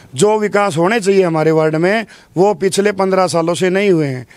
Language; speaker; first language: Hindi; native; Hindi